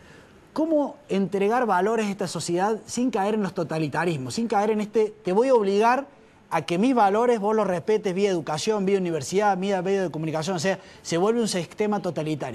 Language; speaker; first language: Spanish; native; Spanish